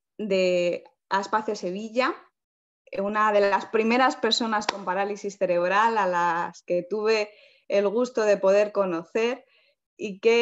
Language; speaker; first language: Spanish; native; Spanish